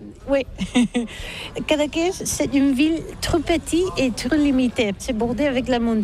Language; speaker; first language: French; non-native, learner; Catalan